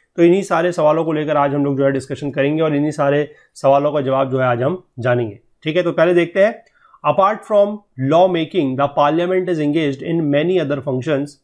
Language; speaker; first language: Hindi; native; Hindi